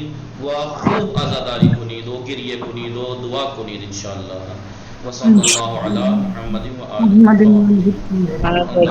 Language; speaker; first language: Persian; non-native, fluent; Urdu